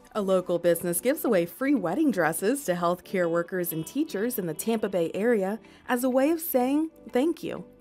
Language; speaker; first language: English; native; English